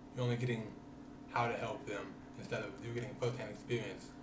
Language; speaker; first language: English; native; English